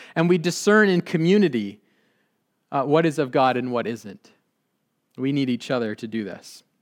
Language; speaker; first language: English; native; English